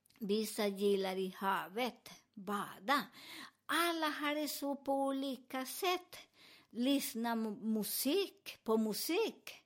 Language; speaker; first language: Swedish; non-native, fluent; Spanish